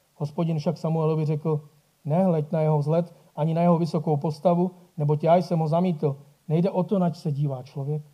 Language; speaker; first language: Czech; native; Czech